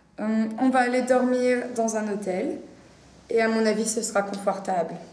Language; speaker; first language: French; non-native, learner; English